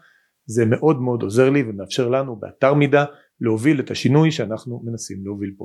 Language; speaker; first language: Hebrew; native; Hebrew